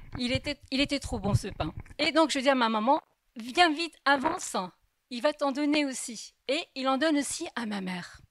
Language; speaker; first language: French; early bilingual, other home language; Kabyle